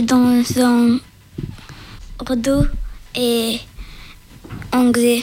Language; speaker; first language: French; early bilingual, other home language; Urdu